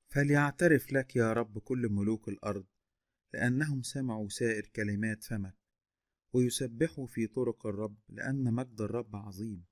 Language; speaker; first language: Arabic; native; Arabic